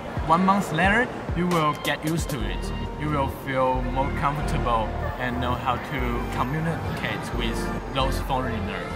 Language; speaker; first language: English; non-native, fluent; Chinese